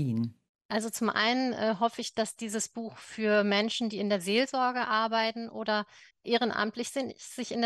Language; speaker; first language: German; native; German